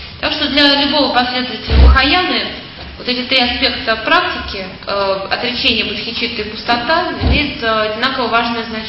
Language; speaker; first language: Russian; native; Russian